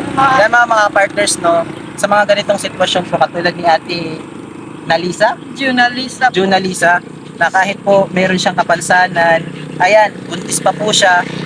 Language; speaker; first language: Filipino; non-native, local second language; Waray